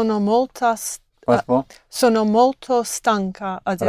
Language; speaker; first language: Italian; non-native, learner; English